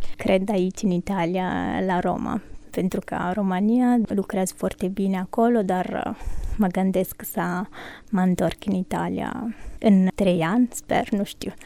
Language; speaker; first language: Romanian; non-native, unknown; Italian